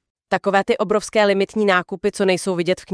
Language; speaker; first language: Czech; native; Czech